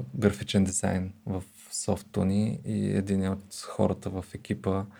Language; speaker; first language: Bulgarian; native; Bulgarian